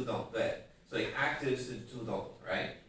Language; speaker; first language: Chinese; non-native, fluent; English